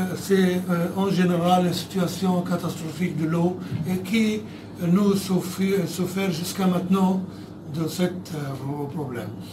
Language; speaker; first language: French; non-native, fluent; Arabic